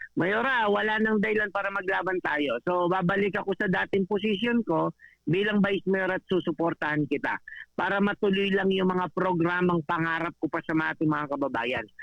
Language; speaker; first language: Filipino; non-native, local second language; Pampanga